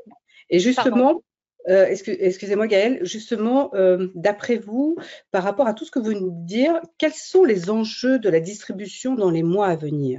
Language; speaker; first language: French; native; French